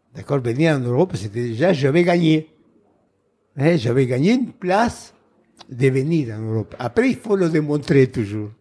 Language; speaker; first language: French; non-native, fluent; Spanish